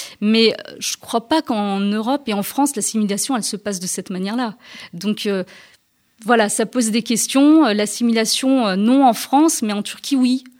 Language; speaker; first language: French; early bilingual, other home language; Turkish